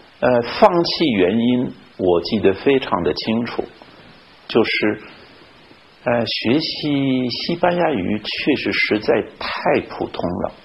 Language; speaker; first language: Chinese; non-native, fluent; French